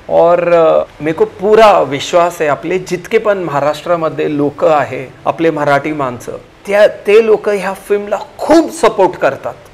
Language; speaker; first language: Marathi; non-native, local second language; Punjabi